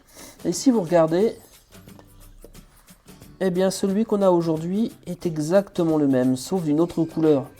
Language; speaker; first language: French; native; French